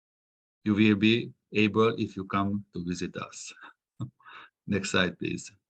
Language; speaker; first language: English; non-native, fluent; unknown